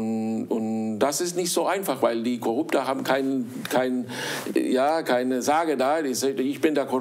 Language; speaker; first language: German; early bilingual, heritage; German